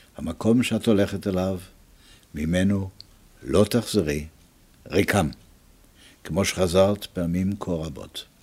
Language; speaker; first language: Hebrew; early bilingual, other home language; Italian